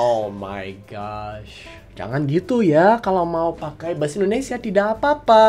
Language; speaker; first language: Indonesian; non-native, fluent; English